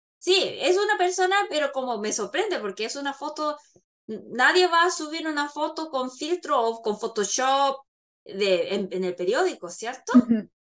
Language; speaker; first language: Spanish; non-native, fluent; Korean